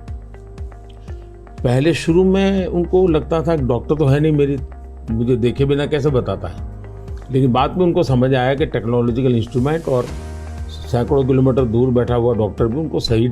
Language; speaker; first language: Hindi; native; Hindi